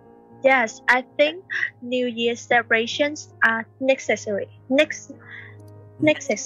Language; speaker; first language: English; non-native, learner; Vietnamese